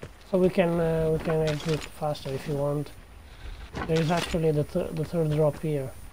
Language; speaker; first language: English; non-native, fluent; Italian